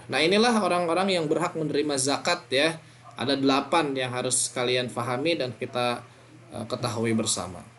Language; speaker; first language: Indonesian; native; Indonesian